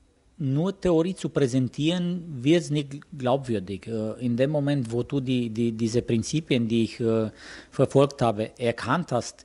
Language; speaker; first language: German; non-native, fluent; Romanian